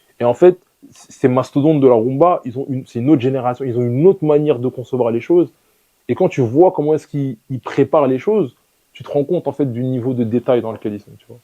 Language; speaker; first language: French; early bilingual, other home language; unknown